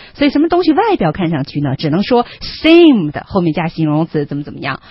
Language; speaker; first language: Chinese; native; Chinese